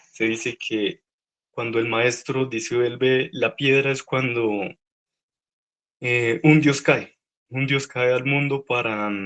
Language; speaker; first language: Spanish; native; Spanish